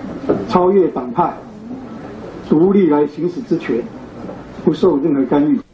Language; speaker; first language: Chinese; native; Chinese